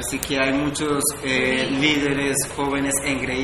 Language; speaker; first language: Spanish; native; Spanish